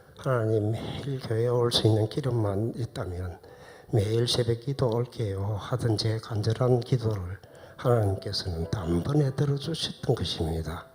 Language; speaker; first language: Korean; native; Korean